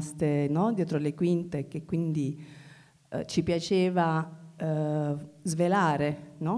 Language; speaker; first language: Italian; native; Italian